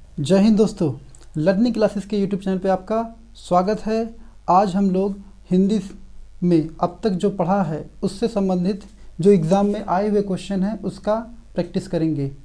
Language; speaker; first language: Hindi; native; Hindi